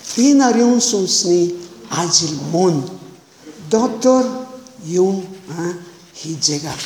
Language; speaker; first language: Mongolian; non-native, learner; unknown